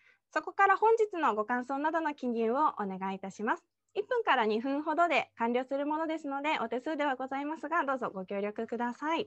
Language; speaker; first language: Japanese; native; Japanese